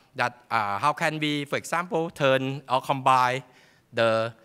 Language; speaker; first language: English; non-native, fluent; Thai